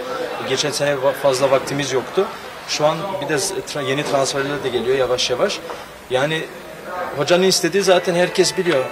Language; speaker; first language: Turkish; early bilingual, heritage; Turkish